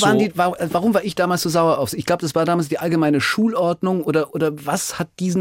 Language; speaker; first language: German; native; German